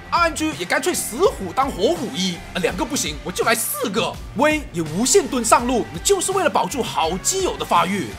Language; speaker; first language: Chinese; native; Chinese